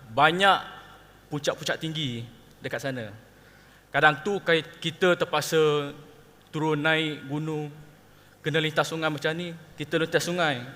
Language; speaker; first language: Malay; non-native, local second language; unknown